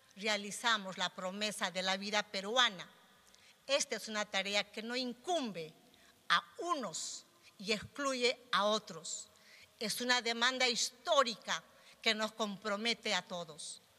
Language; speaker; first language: Spanish; native; Spanish